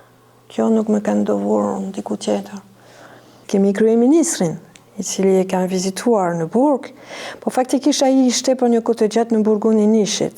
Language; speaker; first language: Albanian; non-native, fluent; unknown